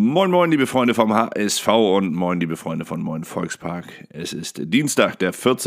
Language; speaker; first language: German; native; German